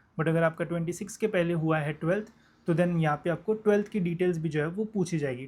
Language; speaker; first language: Hindi; non-native, local second language; Marathi